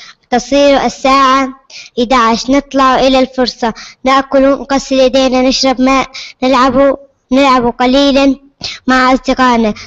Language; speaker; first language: Arabic; native; Arabic